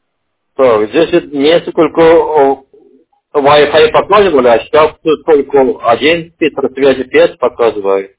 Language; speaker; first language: Russian; non-native, learner; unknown